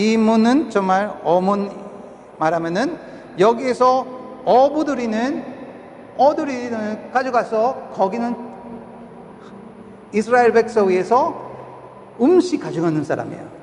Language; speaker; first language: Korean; non-native, fluent; Spanish